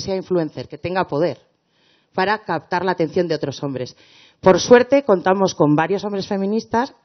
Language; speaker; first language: Spanish; native; Spanish